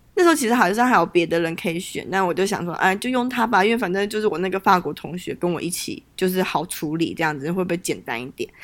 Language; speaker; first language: Chinese; native; Chinese